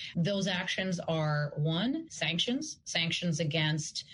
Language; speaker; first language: English; non-native, fluent; Russian